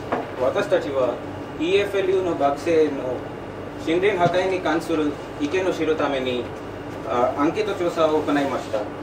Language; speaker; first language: Japanese; non-native, learner; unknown